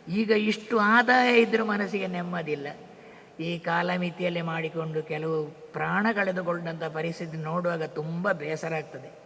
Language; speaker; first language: Kannada; non-native, local second language; Tulu